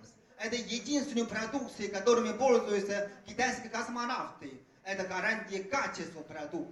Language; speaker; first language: Russian; non-native, fluent; Chinese